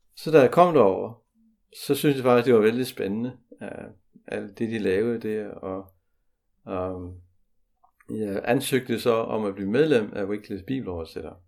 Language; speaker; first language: Danish; native; Danish